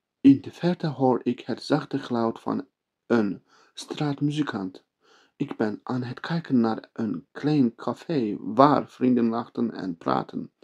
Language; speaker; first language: Dutch; non-native, fluent; Turkish